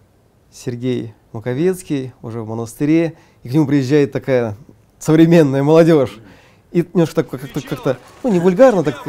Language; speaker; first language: Russian; native; Russian